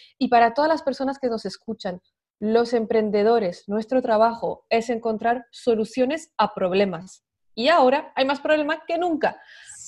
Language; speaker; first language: Spanish; non-native, fluent; French